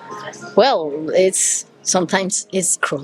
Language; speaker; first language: English; non-native, learner; Spanish